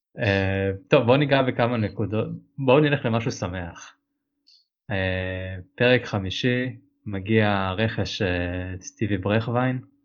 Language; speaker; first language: Hebrew; native; Hebrew